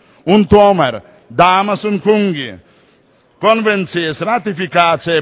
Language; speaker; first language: Latvian; non-native, local second language; Russian